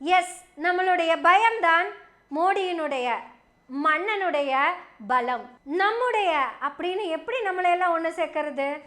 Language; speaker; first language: Tamil; native; Tamil